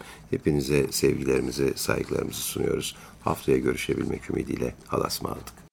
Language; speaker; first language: Turkish; native; Turkish